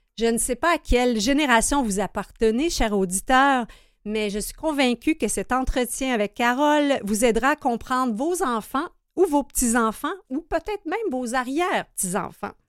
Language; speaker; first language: French; native; French